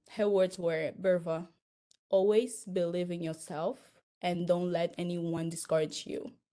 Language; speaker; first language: English; non-native, fluent; Portuguese